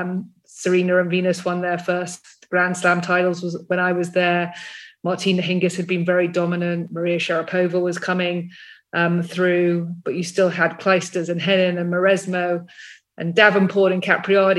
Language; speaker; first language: English; native; English